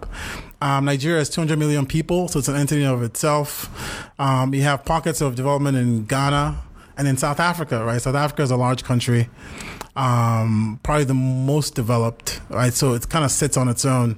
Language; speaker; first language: English; non-native, local second language; Yoruba